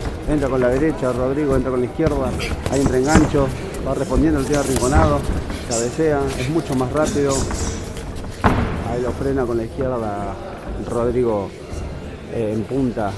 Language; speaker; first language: Spanish; native; Spanish